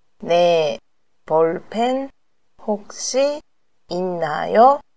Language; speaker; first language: Korean; non-native, learner; Japanese